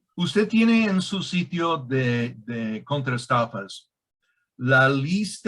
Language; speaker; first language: Spanish; non-native, fluent; English